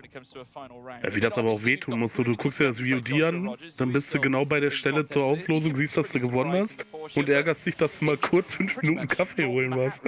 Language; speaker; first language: German; native; German